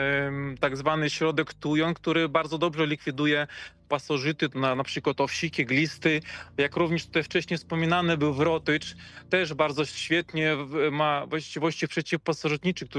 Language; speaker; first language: Polish; native; Polish